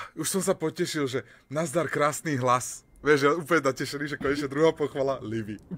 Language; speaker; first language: Slovak; non-native, local second language; Hungarian